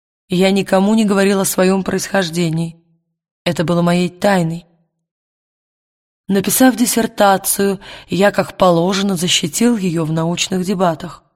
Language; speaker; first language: Russian; native; Russian